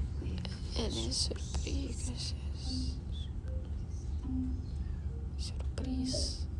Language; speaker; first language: French; non-native, learner; Ukrainian